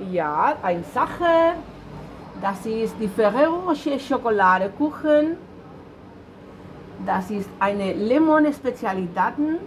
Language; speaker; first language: German; non-native, learner; Spanish